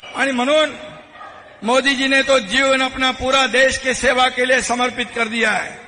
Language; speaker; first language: Hindi; non-native, local second language; Marathi